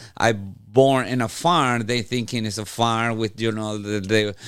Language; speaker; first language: English; non-native, fluent; Spanish